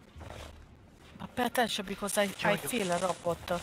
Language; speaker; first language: English; non-native, learner; Hungarian